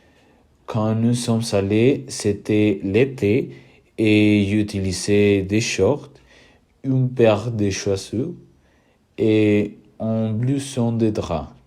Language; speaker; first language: French; non-native, learner; Spanish